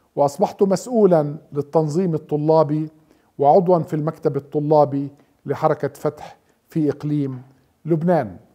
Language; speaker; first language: Arabic; native; Arabic